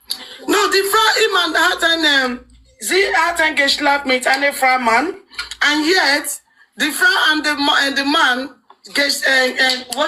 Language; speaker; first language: German; non-native, learner; Nigerian Pidgin